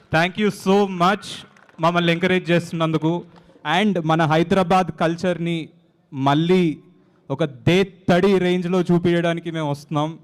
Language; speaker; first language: Telugu; native; Telugu